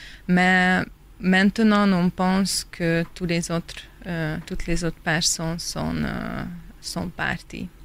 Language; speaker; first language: French; non-native, fluent; Hungarian